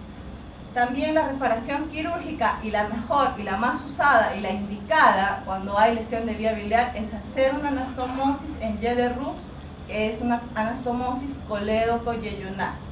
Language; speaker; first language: Spanish; native; Spanish